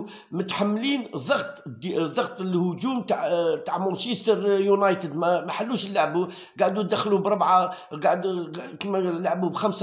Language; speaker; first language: Arabic; native; Arabic